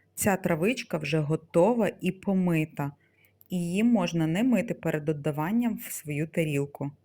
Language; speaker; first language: Ukrainian; non-native, local second language; Russian